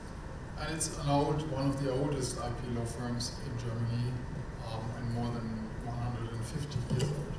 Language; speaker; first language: English; non-native, fluent; German